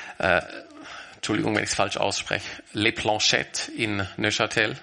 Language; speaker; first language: German; native; German